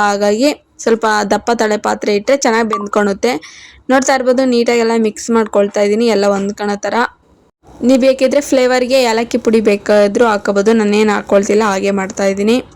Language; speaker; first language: Kannada; non-native, local second language; Telugu